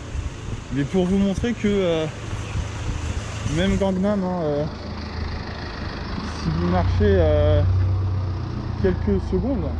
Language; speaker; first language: French; native; French